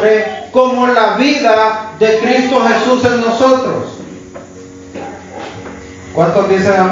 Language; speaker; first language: Spanish; native; Spanish